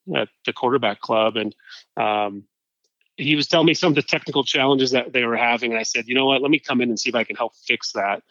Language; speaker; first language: English; native; English